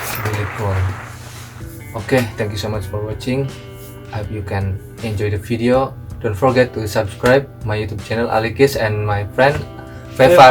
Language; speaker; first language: English; non-native, learner; Indonesian